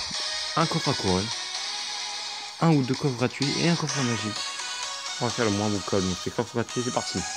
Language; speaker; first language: French; native; French